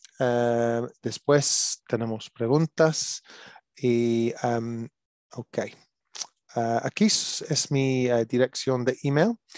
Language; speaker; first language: Spanish; non-native, learner; English